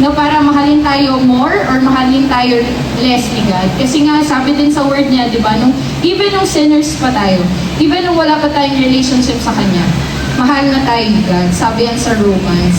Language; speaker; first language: Filipino; native; Filipino